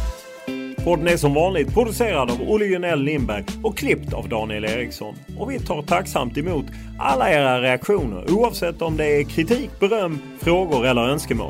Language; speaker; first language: Swedish; native; Swedish